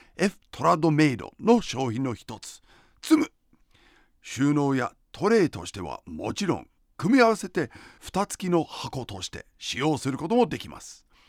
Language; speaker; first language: Japanese; non-native, fluent; English